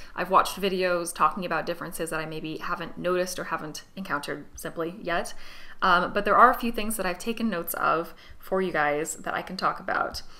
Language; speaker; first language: English; native; English